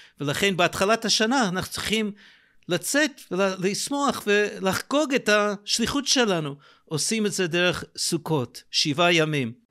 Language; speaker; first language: Hebrew; non-native, fluent; English